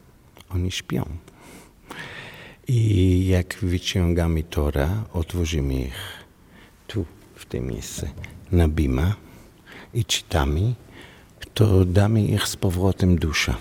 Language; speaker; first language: Polish; non-native, learner; Hebrew